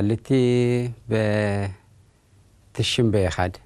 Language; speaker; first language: Hebrew; non-native, fluent; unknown